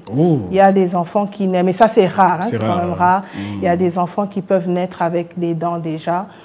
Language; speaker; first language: French; non-native, local second language; Lingala